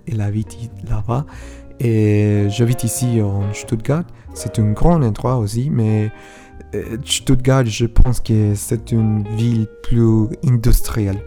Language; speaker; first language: French; non-native, learner; Spanish